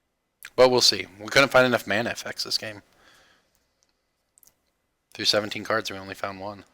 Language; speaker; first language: English; native; English